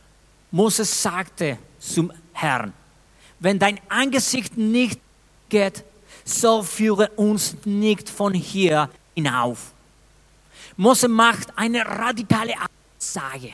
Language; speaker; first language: German; non-native, fluent; Spanish